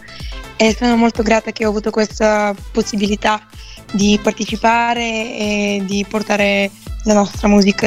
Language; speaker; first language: Italian; non-native, fluent; Bulgarian